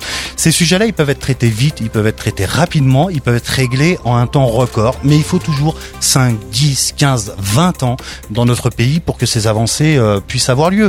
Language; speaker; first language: French; native; French